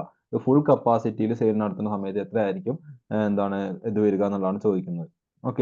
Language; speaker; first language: Malayalam; native; Malayalam